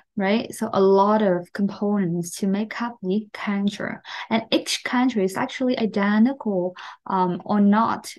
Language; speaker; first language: English; non-native, fluent; Vietnamese